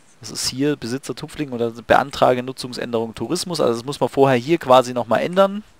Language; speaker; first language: German; native; German